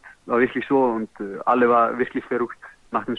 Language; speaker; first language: German; non-native, learner; Icelandic